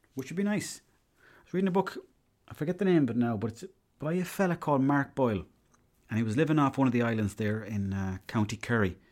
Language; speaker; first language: English; native; English